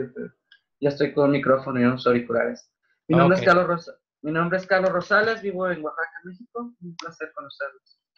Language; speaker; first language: Spanish; native; Spanish